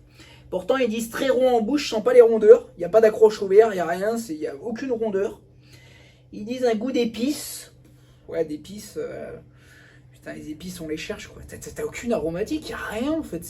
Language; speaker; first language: French; native; French